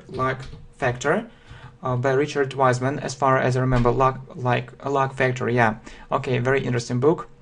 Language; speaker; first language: English; non-native, fluent; Russian